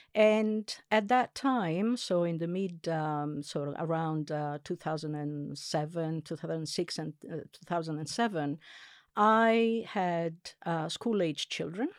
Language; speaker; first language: English; non-native, fluent; Italian